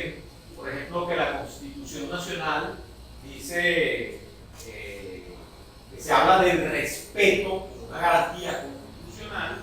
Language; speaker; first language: Spanish; native; Spanish